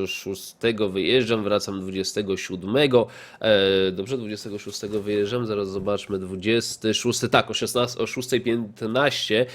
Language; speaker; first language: Polish; native; Polish